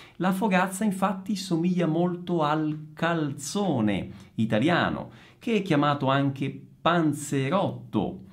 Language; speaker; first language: Italian; native; Italian